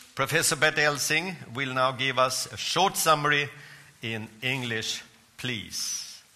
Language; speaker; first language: English; non-native, fluent; Swedish